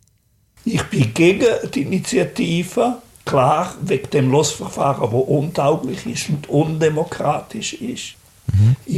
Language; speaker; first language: German; native; German